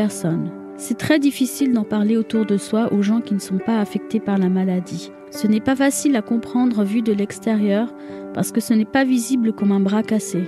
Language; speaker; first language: French; native; French